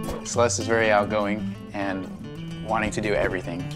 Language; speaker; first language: English; native; English